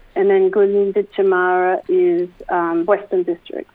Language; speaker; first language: English; native; English